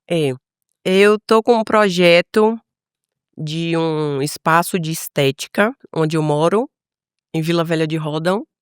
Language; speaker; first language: Portuguese; native; Portuguese